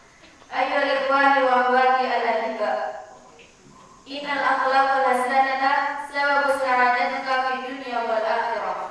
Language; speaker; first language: Arabic; non-native, learner; Indonesian